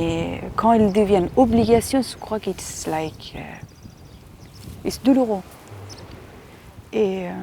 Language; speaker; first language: French; non-native, fluent; Persian